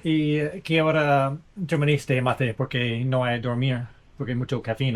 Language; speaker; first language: Spanish; non-native, learner; English